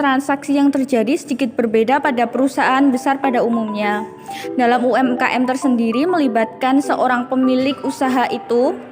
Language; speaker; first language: Indonesian; native; Indonesian